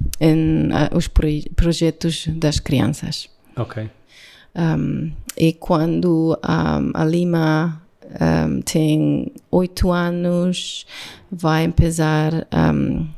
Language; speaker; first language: Portuguese; non-native, learner; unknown